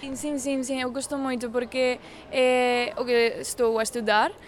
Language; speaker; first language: Portuguese; non-native, learner; Spanish